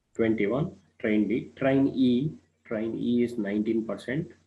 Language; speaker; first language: English; non-native, local second language; Kannada